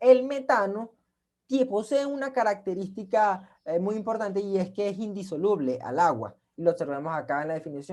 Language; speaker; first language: Spanish; native; Spanish